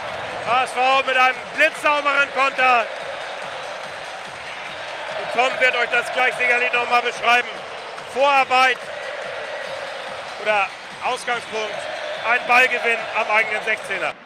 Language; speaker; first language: German; native; German